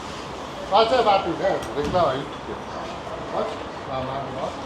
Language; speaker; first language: Russian; non-native, local second language; Uzbek